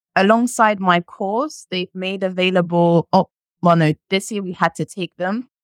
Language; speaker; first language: English; early bilingual, other home language; French